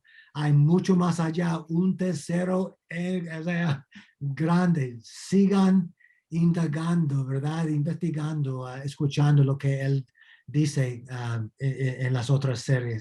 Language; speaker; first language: Spanish; non-native, fluent; English